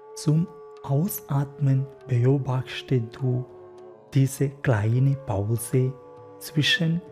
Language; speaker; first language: German; non-native, learner; Malayalam